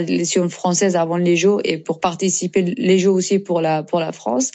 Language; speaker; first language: French; non-native, learner; Persian